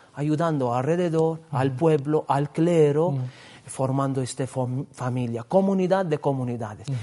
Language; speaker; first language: Spanish; non-native, fluent; Maltese